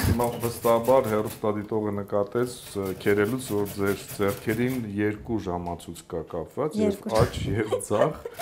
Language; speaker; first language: Armenian; native; Armenian